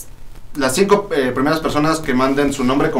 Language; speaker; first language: Spanish; native; Spanish